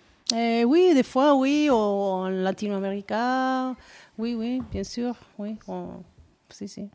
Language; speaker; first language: French; non-native, learner; Spanish